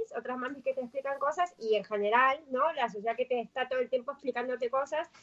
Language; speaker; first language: Spanish; native; Spanish